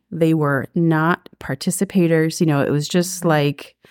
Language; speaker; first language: English; native; English